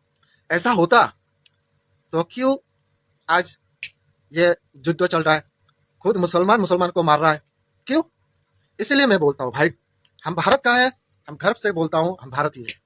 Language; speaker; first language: Hindi; non-native, local second language; Bangla